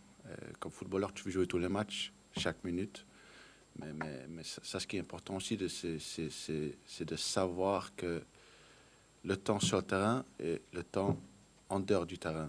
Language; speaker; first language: French; non-native, fluent; Danish